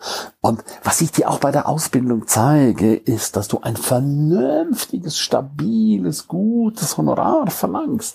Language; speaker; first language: German; native; German